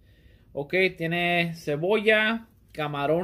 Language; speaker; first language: Spanish; early bilingual, heritage; Spanish